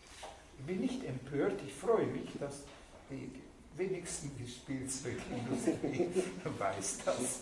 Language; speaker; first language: German; non-native, fluent; Hungarian